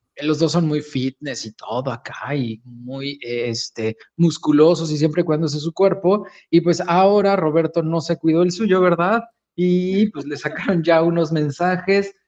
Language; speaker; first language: Spanish; native; Spanish